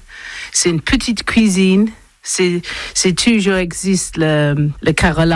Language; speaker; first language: French; non-native, learner; English